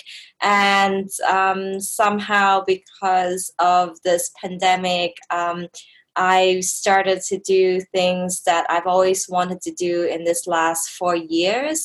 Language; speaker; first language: English; native; English